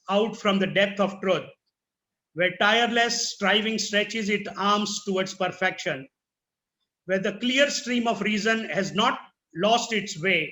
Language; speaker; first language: English; non-native, local second language; Gujarati